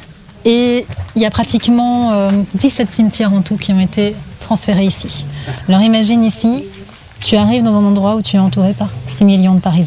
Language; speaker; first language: French; native; French